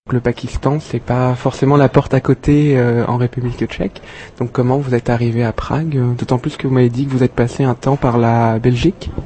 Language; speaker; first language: French; native; French